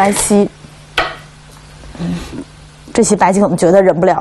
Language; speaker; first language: Chinese; native; Chinese